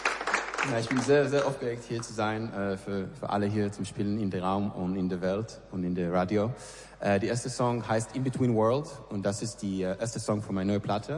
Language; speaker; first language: German; non-native, learner; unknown